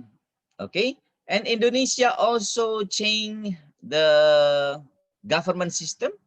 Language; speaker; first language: English; non-native, fluent; Indonesian